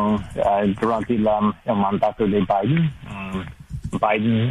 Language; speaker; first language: Spanish; non-native, learner; English